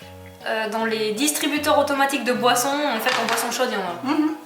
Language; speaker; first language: French; native; French